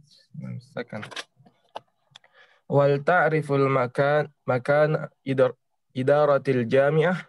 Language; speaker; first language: Arabic; non-native, learner; Indonesian